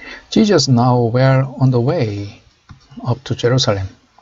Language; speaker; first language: English; non-native, fluent; Korean